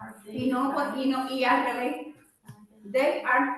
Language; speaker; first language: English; non-native, learner; Spanish